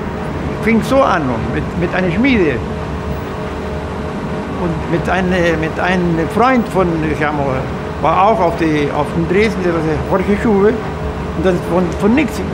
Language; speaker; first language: German; early bilingual, heritage; German